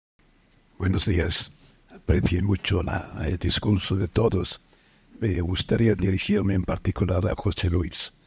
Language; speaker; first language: Spanish; non-native, fluent; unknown